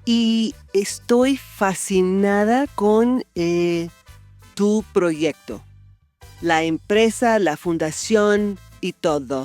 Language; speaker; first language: Spanish; non-native, fluent; English